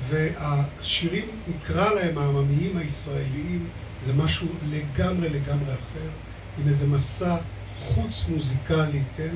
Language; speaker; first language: Hebrew; native; Hebrew